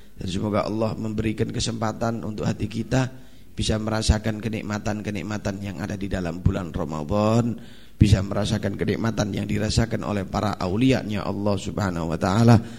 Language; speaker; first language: Indonesian; non-native, local second language; Javanese